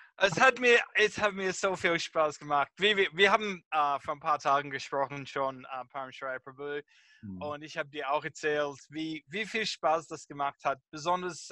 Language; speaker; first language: German; non-native, fluent; English